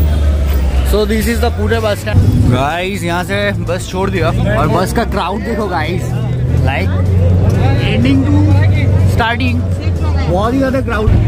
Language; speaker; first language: Hindi; non-native, local second language; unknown